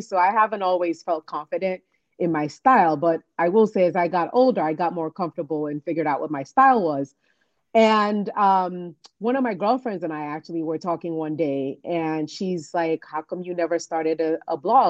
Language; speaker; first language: English; non-native, local second language; Yoruba